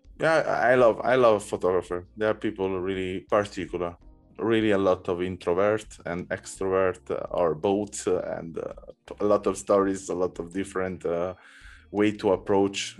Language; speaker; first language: English; non-native, learner; Italian